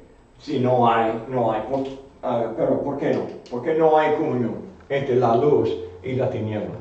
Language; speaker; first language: Spanish; non-native, fluent; English